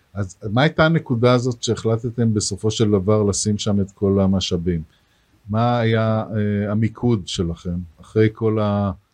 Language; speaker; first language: Hebrew; native; Hebrew